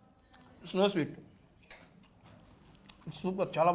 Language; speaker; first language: Telugu; native; Telugu